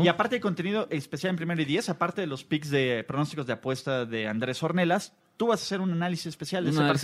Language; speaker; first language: Spanish; native; Spanish